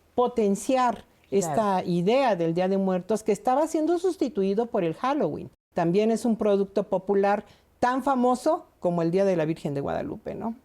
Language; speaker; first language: Spanish; native; Spanish